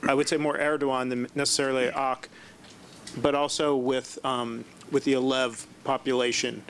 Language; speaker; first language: English; non-native, fluent; Turkish